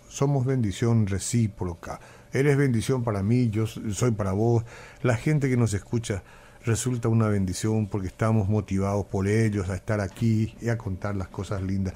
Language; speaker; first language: Spanish; native; Spanish